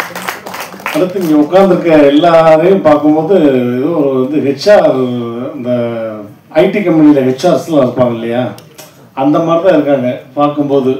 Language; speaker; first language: Tamil; native; Tamil